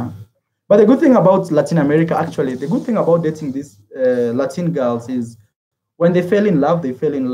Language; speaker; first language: English; non-native, fluent; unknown